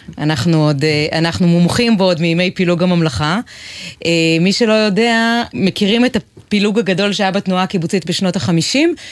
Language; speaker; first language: Hebrew; native; Hebrew